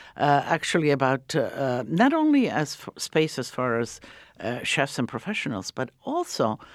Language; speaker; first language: English; early bilingual, other home language; Croatian